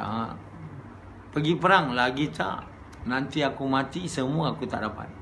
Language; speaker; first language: Malay; native; Malay